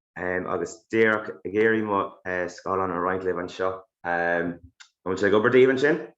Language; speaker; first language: Irish; non-native, local second language; English